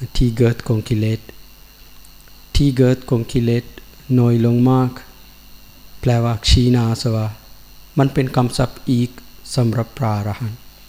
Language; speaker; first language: Thai; non-native, learner; Sinhala